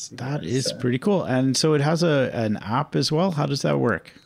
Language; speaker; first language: English; native; English